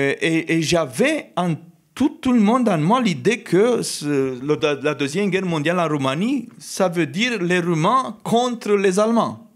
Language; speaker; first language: French; non-native, fluent; Romanian